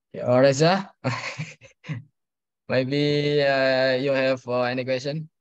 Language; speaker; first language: English; non-native, learner; Indonesian